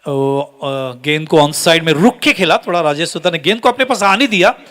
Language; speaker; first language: Hindi; non-native, local second language; Marathi